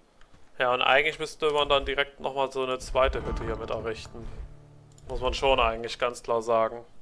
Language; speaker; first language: German; native; German